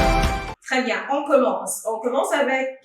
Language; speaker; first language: French; non-native, fluent; English